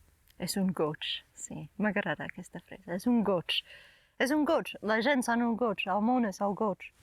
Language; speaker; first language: Catalan; non-native, fluent; English